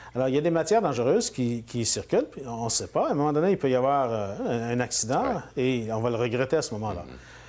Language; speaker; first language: French; native; French